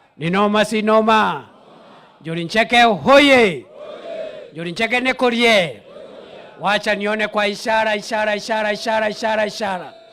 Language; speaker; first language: Swahili; non-native, local second language; Meru